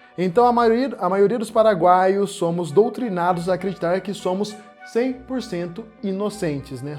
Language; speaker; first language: Portuguese; native; Portuguese